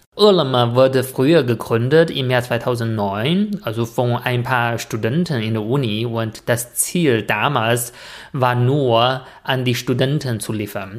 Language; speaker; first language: German; non-native, fluent; Chinese